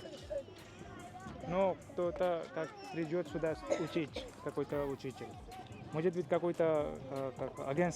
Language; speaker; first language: Russian; non-native, learner; Hindi